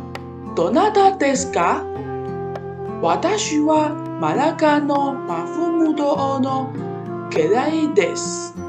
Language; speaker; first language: Japanese; non-native, learner; Malay